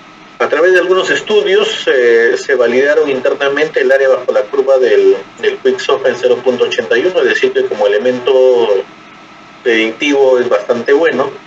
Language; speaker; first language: Spanish; native; Spanish